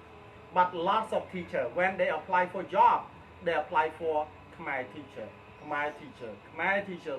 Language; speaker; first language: English; non-native, fluent; Khmer